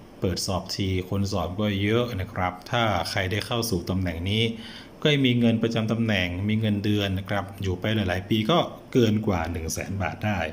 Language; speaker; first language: Thai; native; Thai